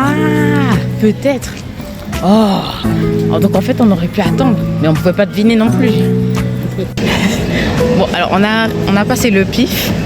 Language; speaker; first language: French; native; French